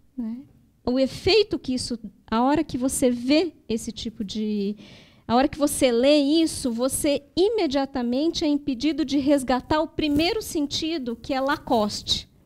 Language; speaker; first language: Portuguese; native; Portuguese